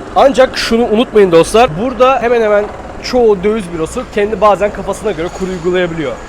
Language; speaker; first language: Turkish; native; Turkish